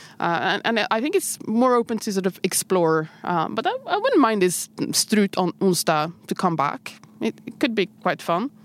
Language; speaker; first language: English; non-native, fluent; Swedish